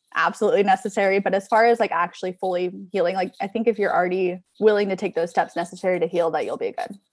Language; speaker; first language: English; native; English